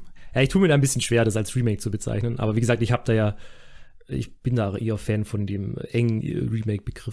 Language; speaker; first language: German; native; German